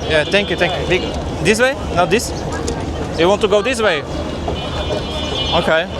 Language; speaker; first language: English; non-native, learner; Slovak